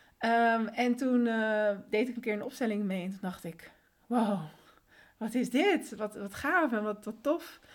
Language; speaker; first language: Dutch; early bilingual, other home language; Spanish